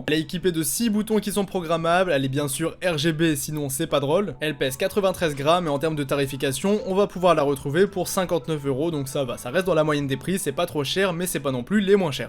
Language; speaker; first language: French; native; French